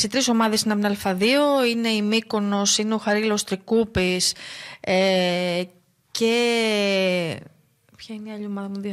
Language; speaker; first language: Greek; native; Greek